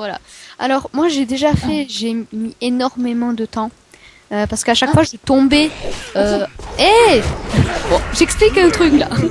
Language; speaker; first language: French; native; French